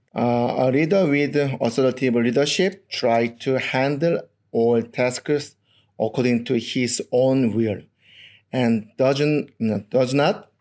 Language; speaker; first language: English; non-native, learner; Korean